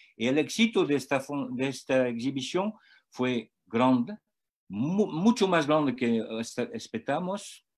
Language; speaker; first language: Spanish; non-native, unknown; French